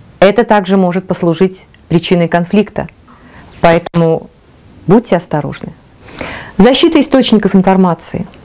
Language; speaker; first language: Russian; non-native, local second language; Tajik